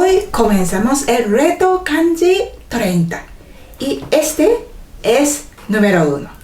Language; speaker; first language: Spanish; non-native, fluent; Japanese